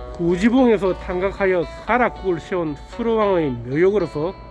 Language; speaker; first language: Korean; native; Korean